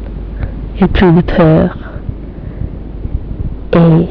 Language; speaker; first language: French; non-native, learner; English